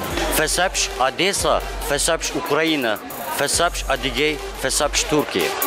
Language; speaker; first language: Russian; non-native, learner; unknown